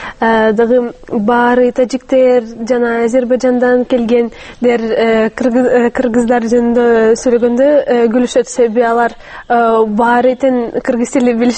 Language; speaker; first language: Kyrgyz; non-native, learner; Russian